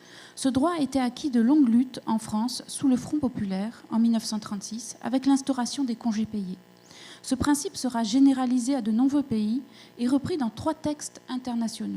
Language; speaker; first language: French; native; French